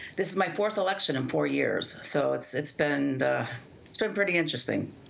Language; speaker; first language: English; native; English